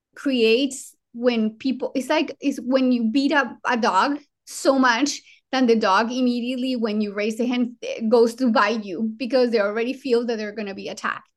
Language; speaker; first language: English; non-native, fluent; Spanish